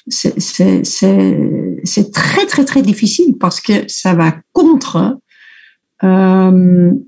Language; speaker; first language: French; non-native, fluent; Dutch